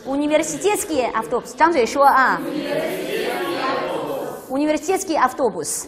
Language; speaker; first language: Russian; non-native, fluent; Chinese